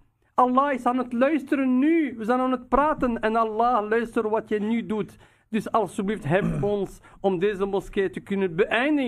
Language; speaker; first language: Dutch; non-native, local second language; Riffian